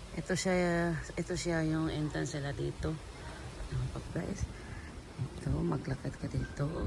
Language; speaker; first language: Filipino; non-native, local second language; Cebuano